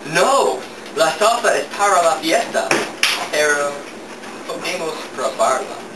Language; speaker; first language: Spanish; non-native, learner; English